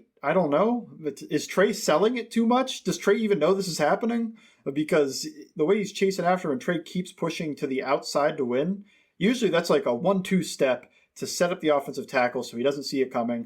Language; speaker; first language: English; native; English